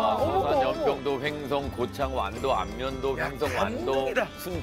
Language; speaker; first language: Korean; native; Korean